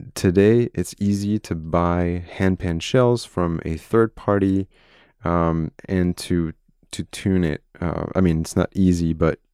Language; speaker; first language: English; non-native, fluent; French